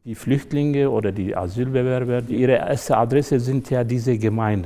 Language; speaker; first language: German; non-native, fluent; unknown